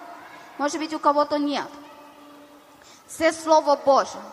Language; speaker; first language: Ukrainian; non-native, learner; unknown